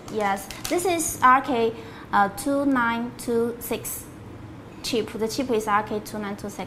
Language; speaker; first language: English; non-native, learner; Chinese